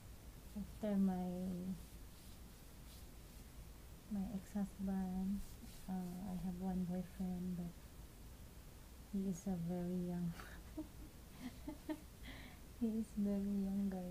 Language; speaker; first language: English; non-native, local second language; Cebuano